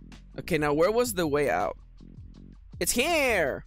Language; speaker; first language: English; native; English